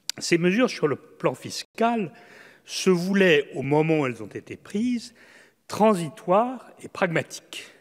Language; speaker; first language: French; native; French